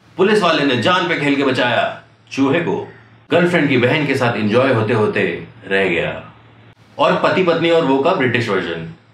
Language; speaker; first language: Hindi; native; Hindi